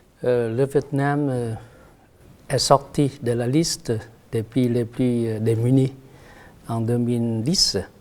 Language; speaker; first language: French; non-native, fluent; Vietnamese